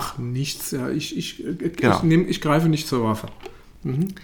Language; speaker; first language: German; native; German